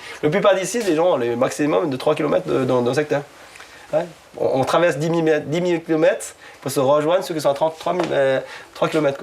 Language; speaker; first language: French; non-native, fluent; Chinese